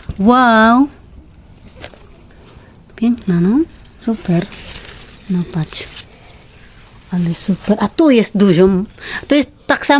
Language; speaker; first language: Polish; non-native, learner; Filipino